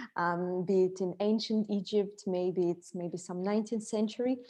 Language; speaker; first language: English; non-native, fluent; Russian